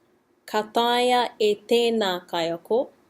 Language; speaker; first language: Māori; non-native, fluent; English